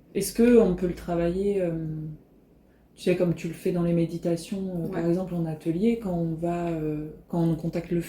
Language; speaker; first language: French; native; French